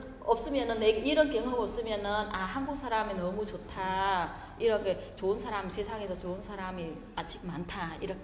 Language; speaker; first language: Korean; non-native, fluent; Vietnamese